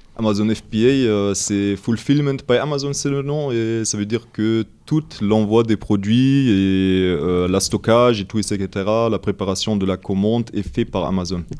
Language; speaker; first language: French; non-native, fluent; German